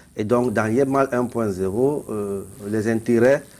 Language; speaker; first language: French; non-native, local second language; Basaa